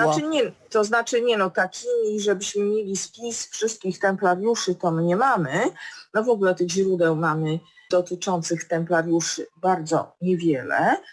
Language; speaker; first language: Polish; native; Polish